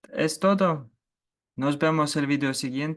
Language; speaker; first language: Spanish; non-native, fluent; Ukrainian